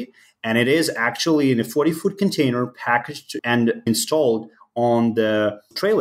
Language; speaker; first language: English; non-native, fluent; Ukrainian